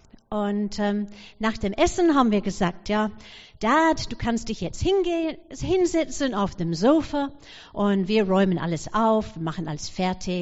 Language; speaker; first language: German; non-native, fluent; English